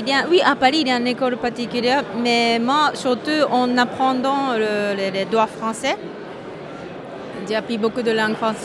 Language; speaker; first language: French; non-native, fluent; Japanese